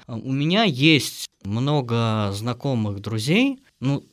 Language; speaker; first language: Russian; native; Russian